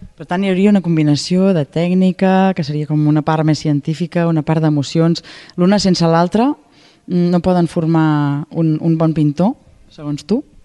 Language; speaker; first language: Catalan; native; Catalan